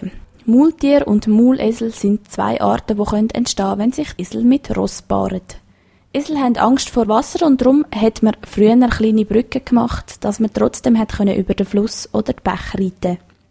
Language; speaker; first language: German; native; German